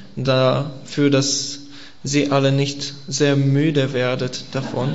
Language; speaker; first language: German; non-native, learner; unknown